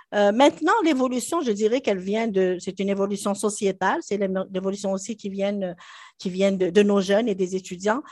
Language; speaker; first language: French; non-native, local second language; Arabic